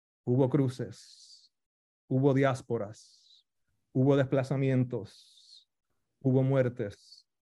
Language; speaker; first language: Spanish; early bilingual, heritage; Spanish